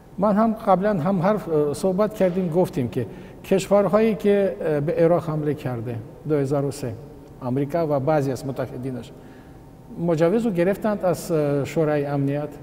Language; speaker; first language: Persian; non-native, fluent; Russian